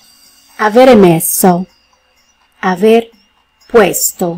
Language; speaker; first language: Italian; non-native, learner; Spanish